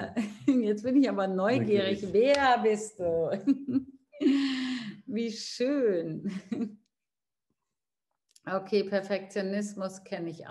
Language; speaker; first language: German; native; German